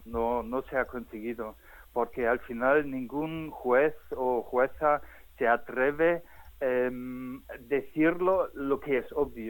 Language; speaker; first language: Spanish; non-native, fluent; German